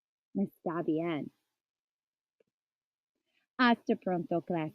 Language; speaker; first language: Spanish; non-native, learner; English